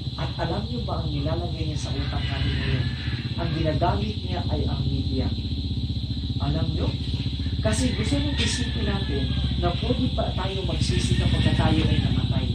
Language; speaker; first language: Filipino; non-native, local second language; Cebuano